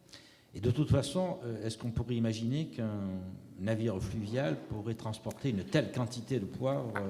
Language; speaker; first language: French; native; French